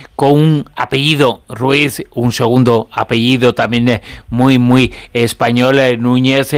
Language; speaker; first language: Spanish; native; Spanish